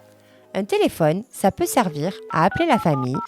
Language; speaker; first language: French; native; French